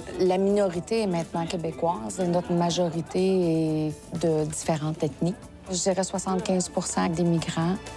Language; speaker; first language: French; native; French